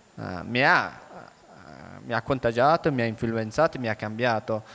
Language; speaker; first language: Italian; early bilingual, other home language; Persian